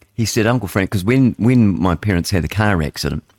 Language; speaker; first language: English; native; English